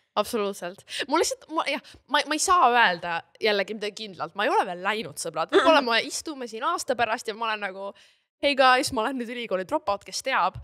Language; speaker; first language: Estonian; native; Estonian